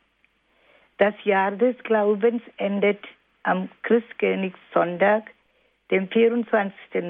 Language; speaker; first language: German; non-native, fluent; Malayalam